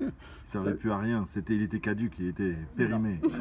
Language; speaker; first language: French; native; French